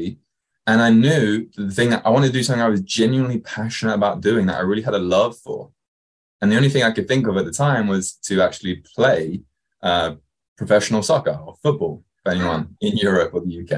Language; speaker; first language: English; native; English